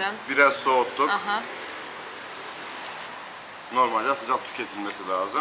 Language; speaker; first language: Turkish; native; Turkish